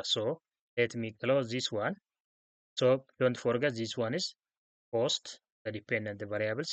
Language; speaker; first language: English; non-native, local second language; Oromo